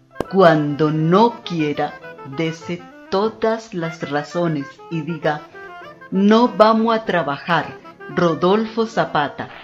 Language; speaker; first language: Spanish; native; Spanish